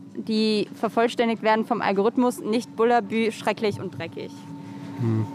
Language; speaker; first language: German; native; German